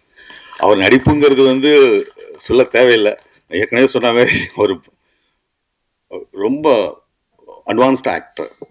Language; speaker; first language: Tamil; native; Tamil